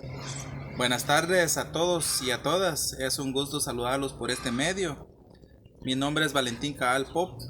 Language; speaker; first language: Spanish; non-native, local second language; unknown